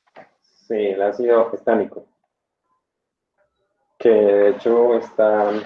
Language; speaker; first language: Spanish; native; Spanish